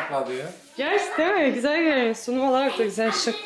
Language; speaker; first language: Turkish; native; Turkish